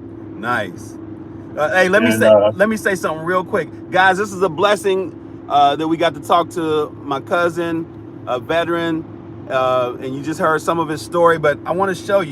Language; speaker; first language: English; native; English